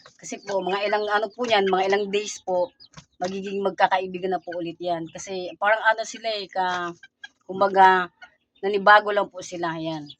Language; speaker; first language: Filipino; non-native, local second language; Cebuano